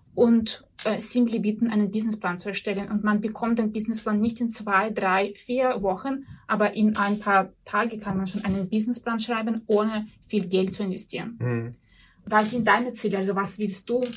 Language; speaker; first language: German; non-native, fluent; Russian